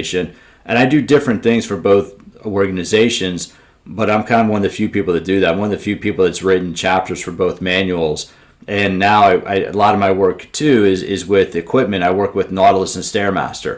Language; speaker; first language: English; native; English